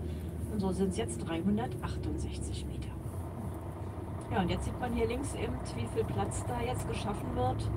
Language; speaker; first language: German; native; German